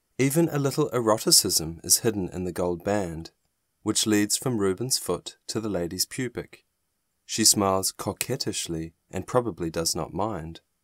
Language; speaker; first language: English; non-native, fluent; German